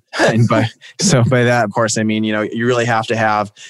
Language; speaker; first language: English; native; English